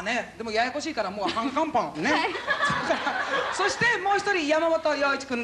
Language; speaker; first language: Japanese; native; Japanese